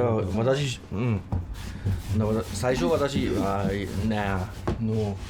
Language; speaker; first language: Japanese; non-native, learner; German